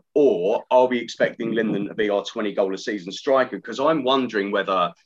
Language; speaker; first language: English; native; English